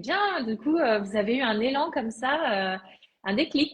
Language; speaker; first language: French; native; French